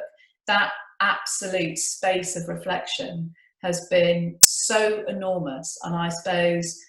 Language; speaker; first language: English; native; English